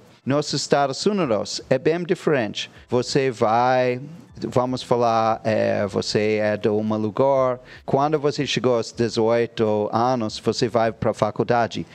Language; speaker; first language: Portuguese; non-native, fluent; English